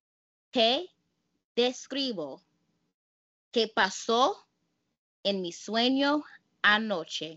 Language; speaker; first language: Spanish; non-native, fluent; English